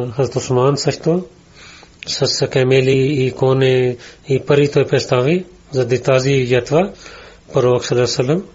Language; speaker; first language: Bulgarian; non-native, learner; Urdu